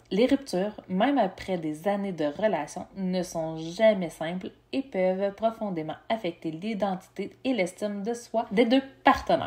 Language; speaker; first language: French; native; French